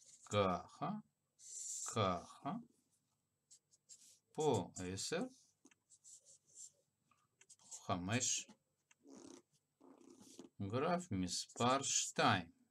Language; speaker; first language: Hebrew; non-native, fluent; Russian